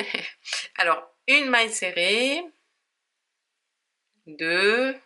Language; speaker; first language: French; native; French